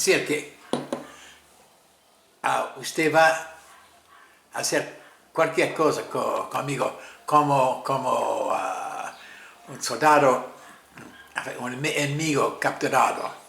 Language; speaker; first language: Spanish; non-native, fluent; English